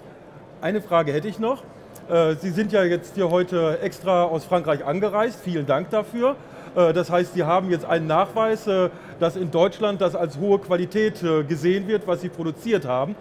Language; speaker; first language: German; native; German